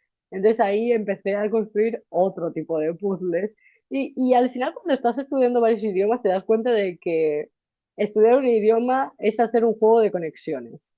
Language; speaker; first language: Spanish; native; Spanish